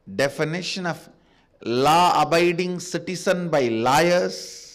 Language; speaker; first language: English; non-native, local second language; Tamil